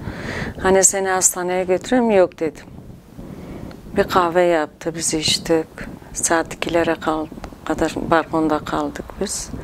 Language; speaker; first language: Turkish; non-native, local second language; Kurdish